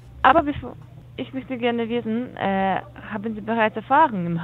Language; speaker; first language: German; non-native, learner; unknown